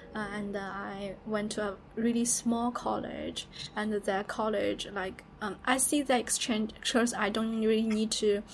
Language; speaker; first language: English; non-native, fluent; Chinese